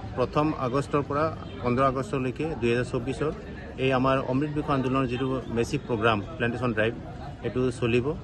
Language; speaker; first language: Assamese; non-native, local second language; Bangla